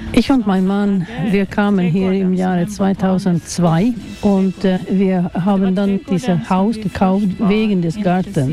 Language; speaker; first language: German; non-native, fluent; Swedish